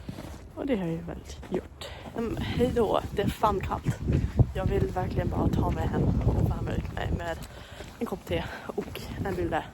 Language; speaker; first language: Swedish; non-native, fluent; English